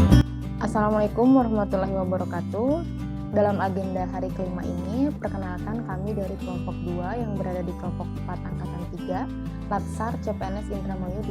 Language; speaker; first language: Indonesian; native; Indonesian